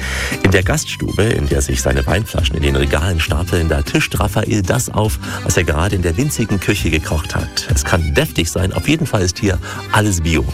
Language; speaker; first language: German; native; German